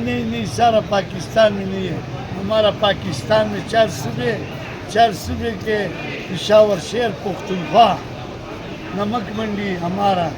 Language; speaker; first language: Hindi; non-native, local second language; Pashto